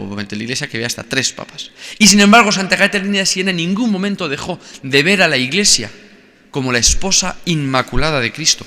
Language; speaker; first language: Spanish; native; Spanish